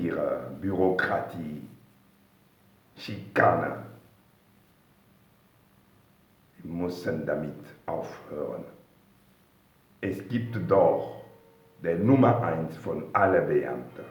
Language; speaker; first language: German; non-native, fluent; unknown